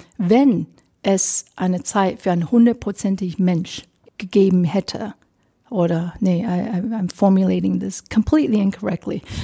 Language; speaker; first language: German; non-native, fluent; Chinese